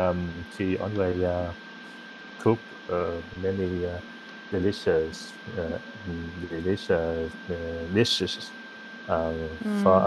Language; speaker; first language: English; non-native, learner; Vietnamese